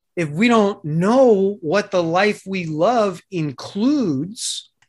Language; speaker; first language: English; native; English